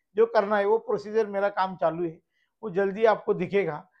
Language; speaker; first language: Hindi; non-native, local second language; Marathi